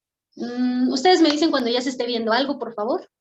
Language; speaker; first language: Spanish; native; Spanish